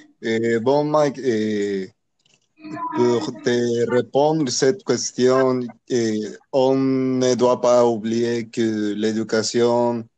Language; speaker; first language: French; non-native, learner; Spanish